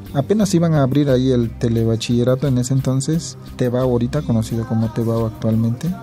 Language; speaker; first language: Spanish; non-native, local second language; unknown